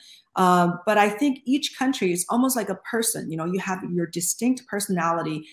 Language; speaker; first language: English; non-native, fluent; Chinese